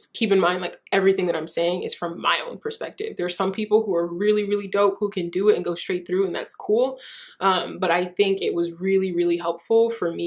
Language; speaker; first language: English; early bilingual, other home language; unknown